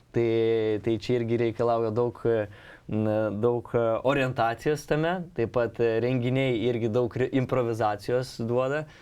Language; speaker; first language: Lithuanian; non-native, local second language; Polish